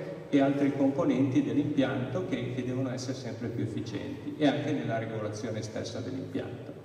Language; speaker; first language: Italian; native; Italian